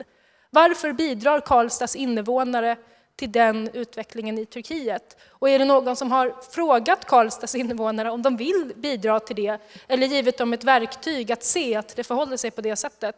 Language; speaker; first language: Swedish; native; Swedish